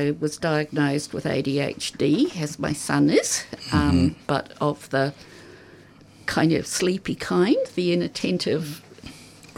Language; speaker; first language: English; native; English